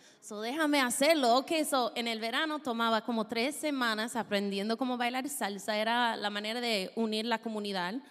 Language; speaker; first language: Spanish; non-native, fluent; English